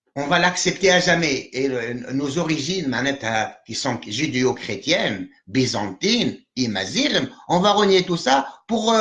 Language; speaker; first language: French; non-native, local second language; Arabic